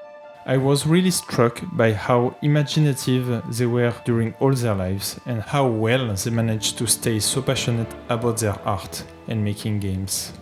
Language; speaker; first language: English; non-native, fluent; French